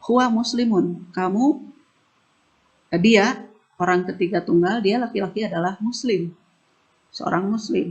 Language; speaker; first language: Indonesian; native; Indonesian